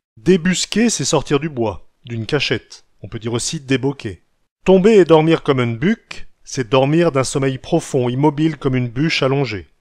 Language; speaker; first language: French; native; French